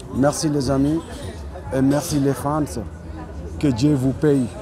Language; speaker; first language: French; non-native, learner; Soninke